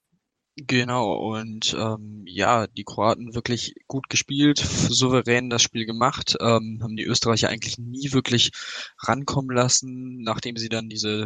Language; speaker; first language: German; native; German